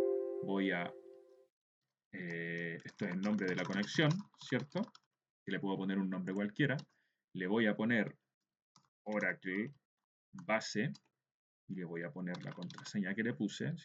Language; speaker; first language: Spanish; native; Spanish